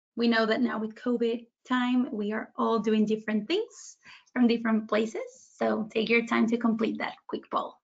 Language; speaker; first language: English; early bilingual, other home language; Spanish